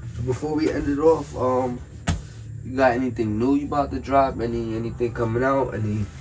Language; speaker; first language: English; native; English